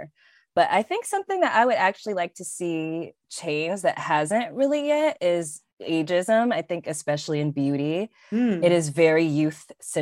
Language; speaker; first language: English; native; English